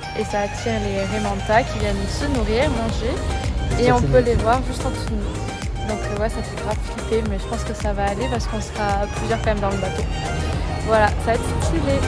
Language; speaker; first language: French; native; French